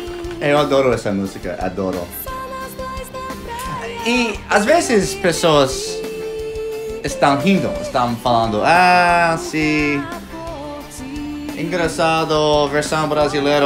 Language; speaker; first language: Portuguese; non-native, fluent; English